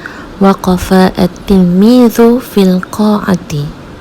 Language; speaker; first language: Arabic; non-native, fluent; Malay